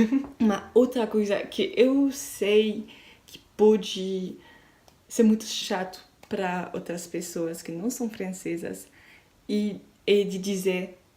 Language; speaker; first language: Portuguese; non-native, learner; French